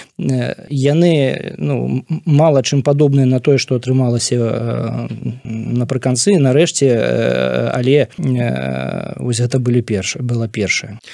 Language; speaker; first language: Belarusian; non-native, local second language; Russian